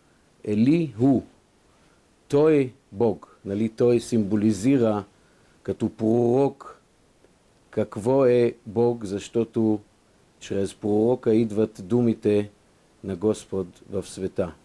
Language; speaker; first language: Bulgarian; non-native, fluent; Hebrew